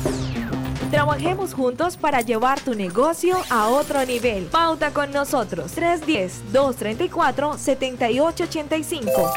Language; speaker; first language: Spanish; native; Spanish